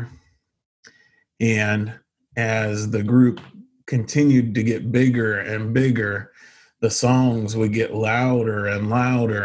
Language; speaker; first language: English; native; English